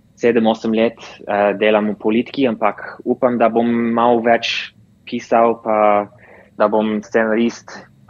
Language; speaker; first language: Slovenian; early bilingual, heritage; English